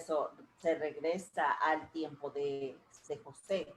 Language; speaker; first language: Spanish; native; Spanish